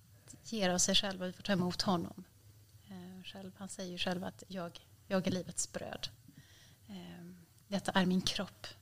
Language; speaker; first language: Swedish; native; Swedish